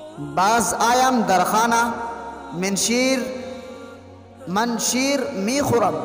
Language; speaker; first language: Persian; non-native, learner; Urdu